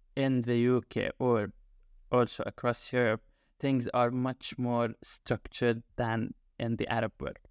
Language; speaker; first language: English; non-native, fluent; Arabic